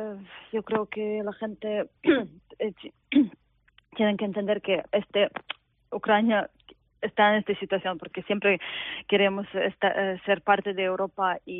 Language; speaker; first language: Spanish; non-native, fluent; Ukrainian